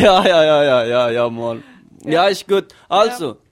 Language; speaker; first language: German; non-native, learner; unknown